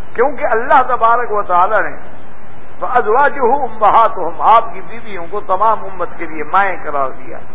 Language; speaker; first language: Urdu; native; Urdu